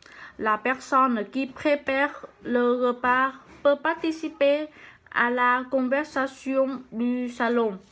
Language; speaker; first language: French; non-native, learner; Vietnamese